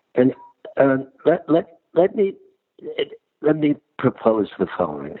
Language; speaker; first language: English; early bilingual, other home language; Ukrainian